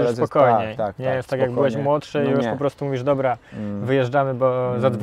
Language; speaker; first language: Polish; native; Polish